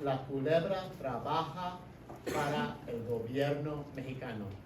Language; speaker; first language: Spanish; non-native, fluent; English